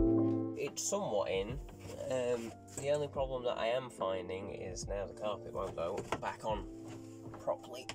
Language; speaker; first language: English; native; English